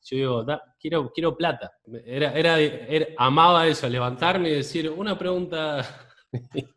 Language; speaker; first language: Spanish; native; Spanish